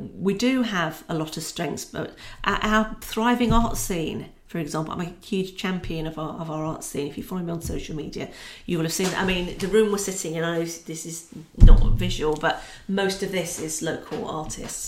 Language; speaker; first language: English; native; English